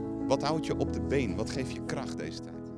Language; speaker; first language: Dutch; native; Dutch